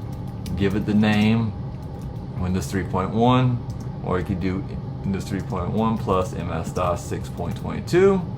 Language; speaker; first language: English; native; English